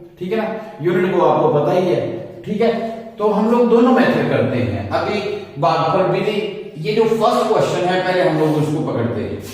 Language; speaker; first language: Hindi; non-native, local second language; Punjabi